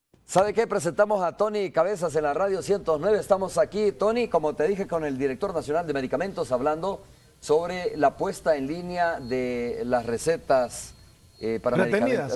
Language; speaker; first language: Spanish; native; Spanish